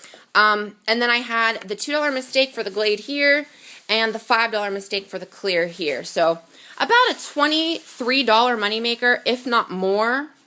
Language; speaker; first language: English; native; English